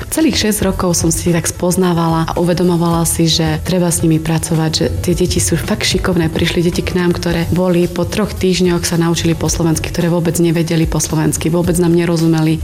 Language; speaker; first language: Slovak; non-native, local second language; Romany